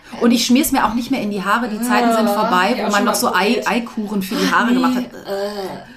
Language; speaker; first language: German; native; German